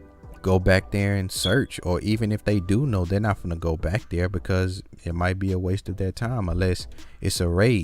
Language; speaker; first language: English; native; English